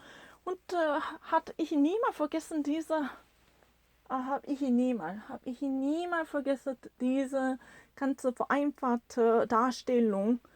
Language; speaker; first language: German; non-native, learner; Korean